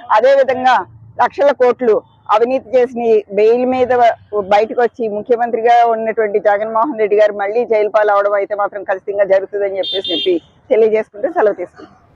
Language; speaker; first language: Telugu; native; Telugu